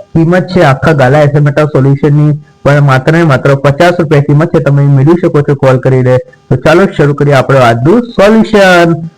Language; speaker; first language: Gujarati; non-native, local second language; Marathi